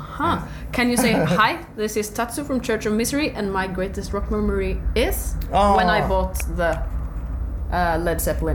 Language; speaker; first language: English; non-native, learner; Norwegian